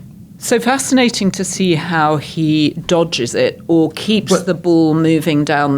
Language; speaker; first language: English; native; English